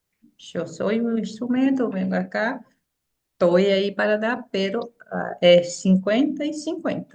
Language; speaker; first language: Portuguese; non-native, fluent; Spanish